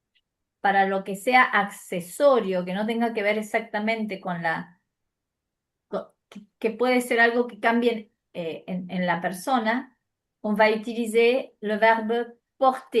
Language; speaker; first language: Spanish; native; Spanish